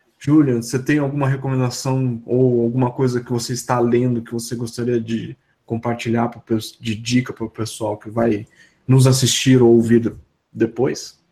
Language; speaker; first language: Portuguese; native; Portuguese